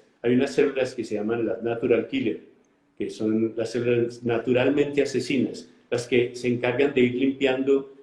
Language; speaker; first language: Spanish; native; Spanish